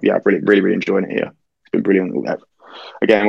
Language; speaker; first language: English; native; English